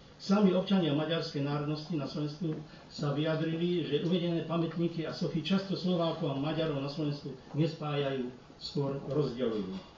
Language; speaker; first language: Slovak; early bilingual, heritage; Slovak